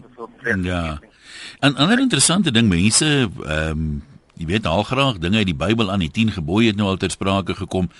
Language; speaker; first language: Afrikaans; native; Afrikaans